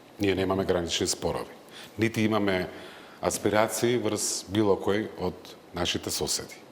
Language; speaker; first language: Macedonian; native; Macedonian